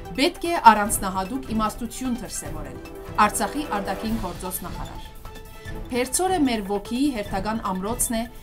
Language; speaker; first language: Armenian; early bilingual, heritage; Armenian